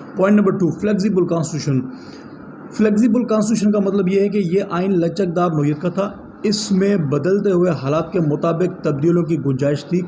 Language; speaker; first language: Urdu; non-native, local second language; Sindhi